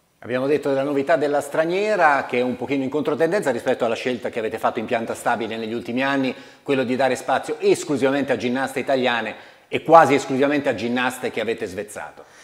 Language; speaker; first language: Italian; native; Italian